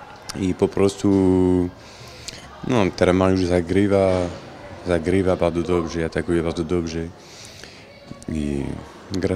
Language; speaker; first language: Polish; non-native, learner; French